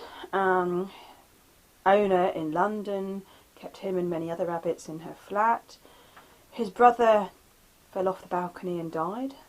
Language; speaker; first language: English; native; English